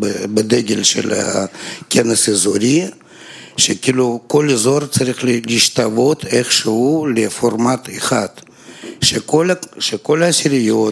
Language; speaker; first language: Hebrew; non-native, fluent; Russian